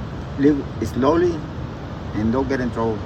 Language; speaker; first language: English; non-native, learner; Spanish